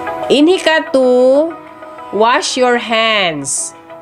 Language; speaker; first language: English; non-native, local second language; Tausug